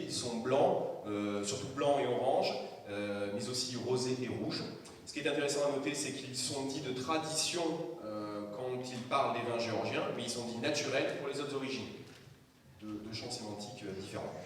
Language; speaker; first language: French; native; French